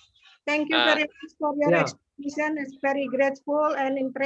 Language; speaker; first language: English; non-native, learner; Indonesian